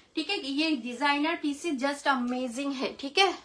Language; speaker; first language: Hindi; non-native, local second language; Bangla